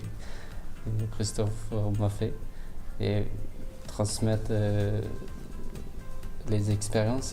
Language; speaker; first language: French; non-native, fluent; Turkish